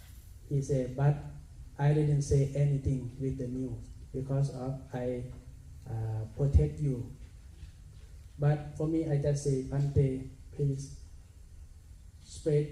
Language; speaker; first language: English; non-native, learner; Thai